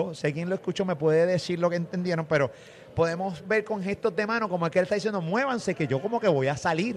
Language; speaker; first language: Spanish; native; Spanish